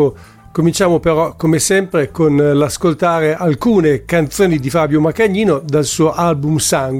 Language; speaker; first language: Italian; native; Italian